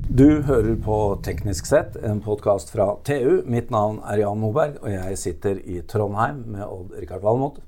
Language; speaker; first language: Norwegian; native; Norwegian